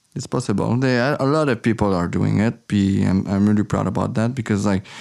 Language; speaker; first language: English; non-native, learner; French